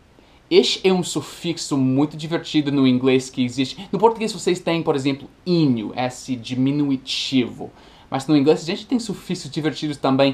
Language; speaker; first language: Portuguese; non-native, fluent; English